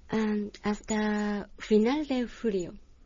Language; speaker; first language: Spanish; non-native, learner; Japanese